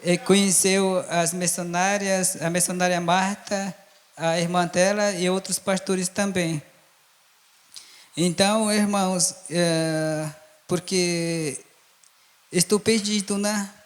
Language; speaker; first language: Portuguese; non-native, local second language; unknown